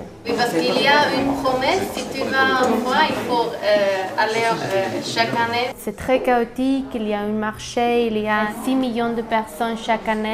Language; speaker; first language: French; non-native, learner; Spanish